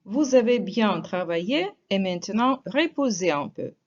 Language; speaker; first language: French; non-native, fluent; Russian